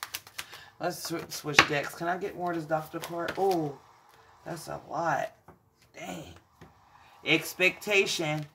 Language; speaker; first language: English; native; English